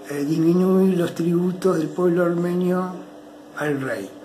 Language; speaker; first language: Spanish; native; Spanish